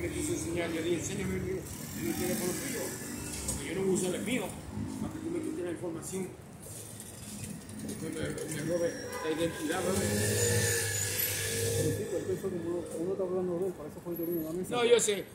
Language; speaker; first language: Spanish; native; Spanish